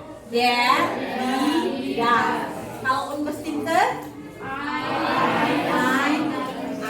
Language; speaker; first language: German; non-native, learner; Indonesian